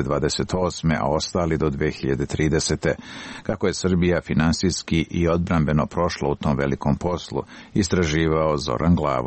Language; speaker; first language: Serbian; native; Serbian